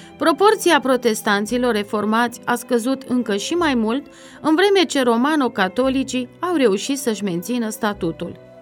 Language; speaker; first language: Romanian; native; Romanian